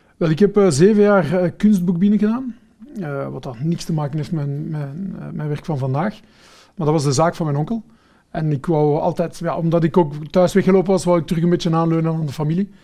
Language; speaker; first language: Dutch; early bilingual, other home language; Portuguese